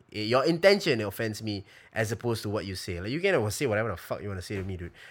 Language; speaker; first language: English; native; English